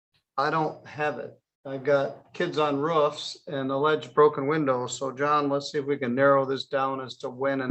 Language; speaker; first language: English; native; English